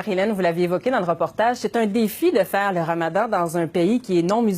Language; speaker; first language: French; native; French